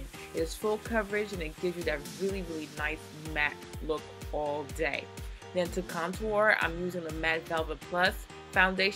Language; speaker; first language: English; native; English